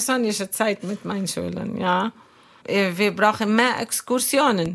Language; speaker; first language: German; non-native, fluent; Arabic